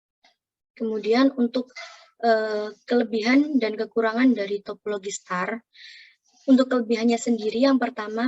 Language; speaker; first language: Indonesian; native; Indonesian